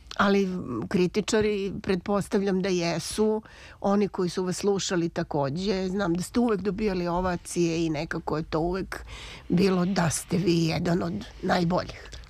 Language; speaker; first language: Serbian; native; Serbian